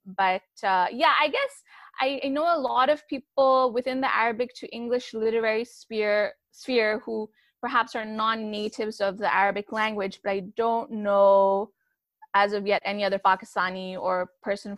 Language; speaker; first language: English; non-native, local second language; Urdu